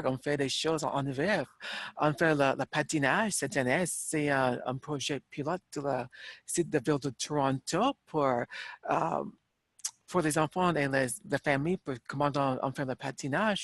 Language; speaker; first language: French; non-native, learner; English